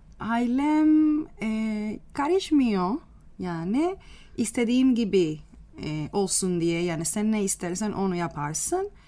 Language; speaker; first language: Turkish; non-native, fluent; Spanish